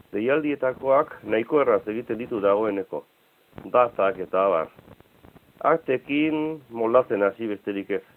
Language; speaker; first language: Basque; native; Basque